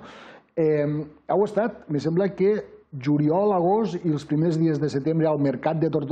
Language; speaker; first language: Catalan; native; Catalan